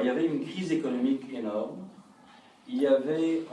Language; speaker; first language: French; non-native, fluent; Arabic